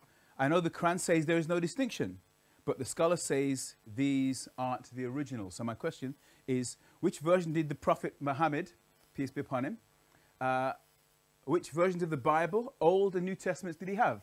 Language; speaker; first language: English; native; English